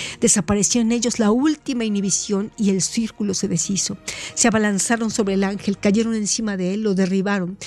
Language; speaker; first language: Spanish; native; Spanish